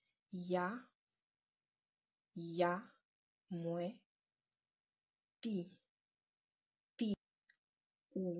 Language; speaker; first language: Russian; non-native, learner; Haitian Creole